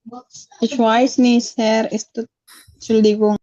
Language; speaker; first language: German; non-native, learner; Indonesian